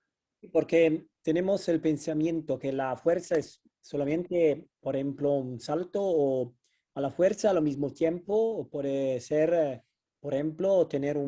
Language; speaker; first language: Spanish; non-native, fluent; Italian